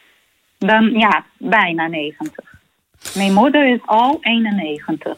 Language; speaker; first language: Dutch; non-native, learner; Portuguese